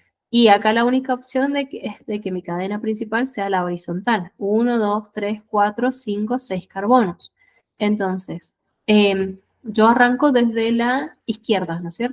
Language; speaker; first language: Spanish; native; Spanish